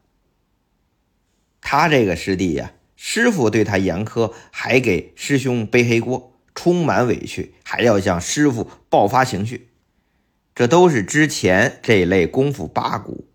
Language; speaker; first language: Chinese; native; Chinese